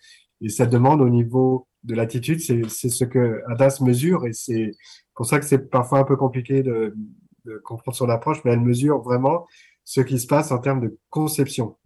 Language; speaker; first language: French; native; French